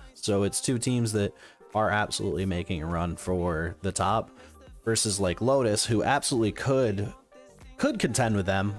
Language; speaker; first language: English; native; English